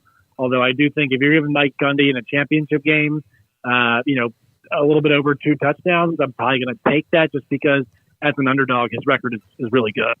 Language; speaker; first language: English; native; English